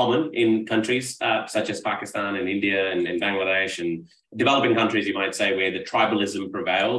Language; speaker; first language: English; non-native, local second language; Urdu